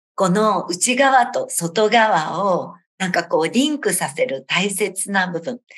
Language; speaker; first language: Japanese; native; Japanese